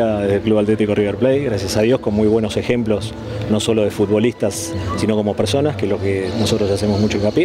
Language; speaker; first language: Spanish; native; Spanish